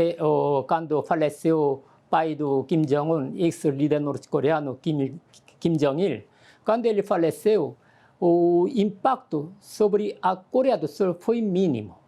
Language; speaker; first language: Portuguese; non-native, fluent; Korean